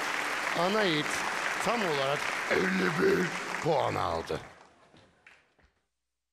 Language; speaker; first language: Turkish; native; Turkish